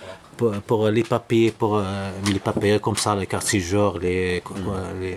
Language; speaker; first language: French; non-native, learner; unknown